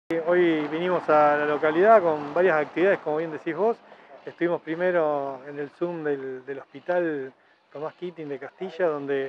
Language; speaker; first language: Spanish; native; Spanish